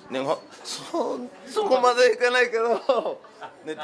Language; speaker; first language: Japanese; non-native, learner; Spanish